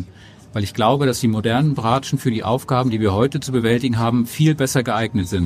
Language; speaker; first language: German; native; German